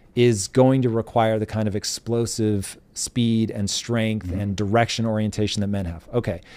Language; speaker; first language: English; native; English